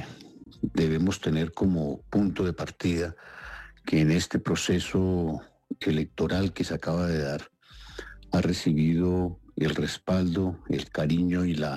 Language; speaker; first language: Spanish; native; Spanish